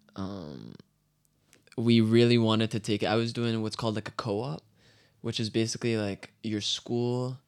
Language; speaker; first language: English; native; English